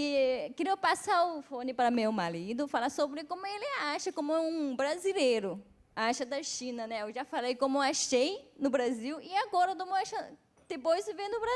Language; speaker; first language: Portuguese; non-native, fluent; Chinese